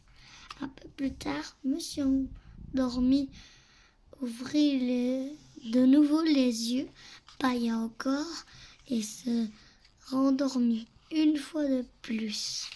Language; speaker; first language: French; native; French